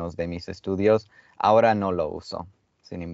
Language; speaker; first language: Spanish; non-native, fluent; English